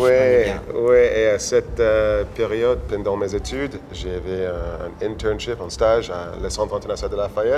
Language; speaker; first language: French; non-native, local second language; English